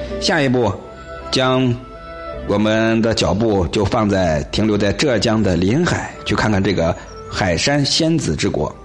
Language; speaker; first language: Chinese; native; Chinese